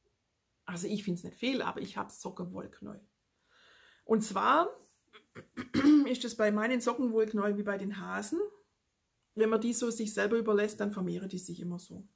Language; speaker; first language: German; native; German